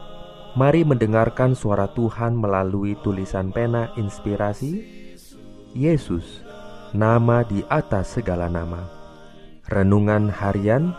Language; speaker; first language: Indonesian; native; Indonesian